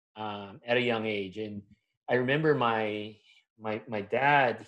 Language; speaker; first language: English; non-native, local second language; Filipino